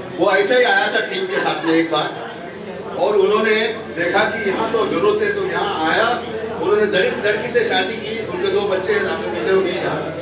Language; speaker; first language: Hindi; native; Hindi